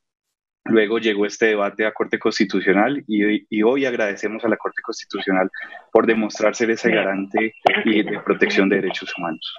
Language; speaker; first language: Spanish; native; Spanish